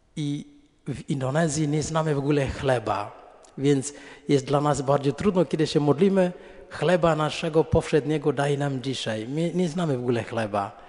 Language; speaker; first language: Polish; non-native, fluent; Indonesian